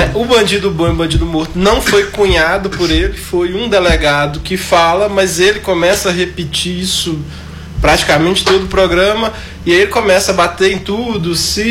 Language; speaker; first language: Portuguese; native; Portuguese